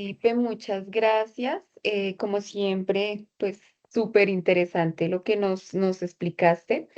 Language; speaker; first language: Spanish; native; Spanish